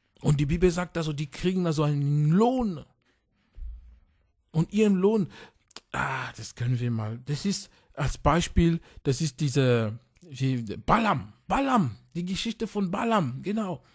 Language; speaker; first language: German; non-native, fluent; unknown